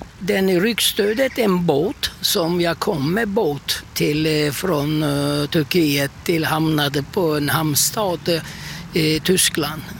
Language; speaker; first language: Swedish; non-native, fluent; Turkish